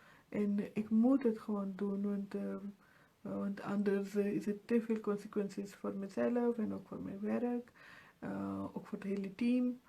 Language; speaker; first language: Dutch; non-native, fluent; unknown